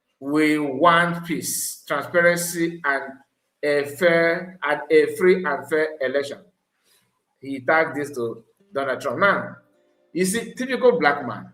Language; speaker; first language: English; non-native, local second language; Igbo